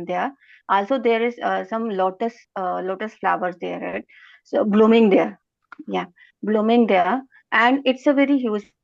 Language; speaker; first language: English; non-native, learner; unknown